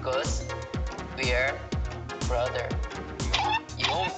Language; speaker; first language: English; non-native, learner; Japanese